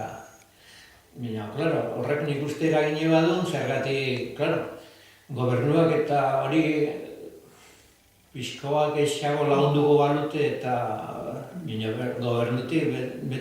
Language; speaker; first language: Basque; native; Basque